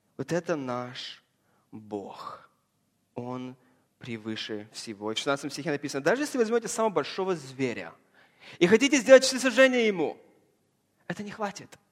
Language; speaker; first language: Russian; early bilingual, heritage; Russian